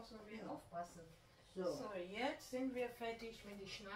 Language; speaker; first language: German; non-native, learner; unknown